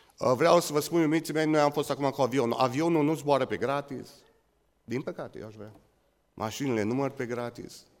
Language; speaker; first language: Romanian; native; Romanian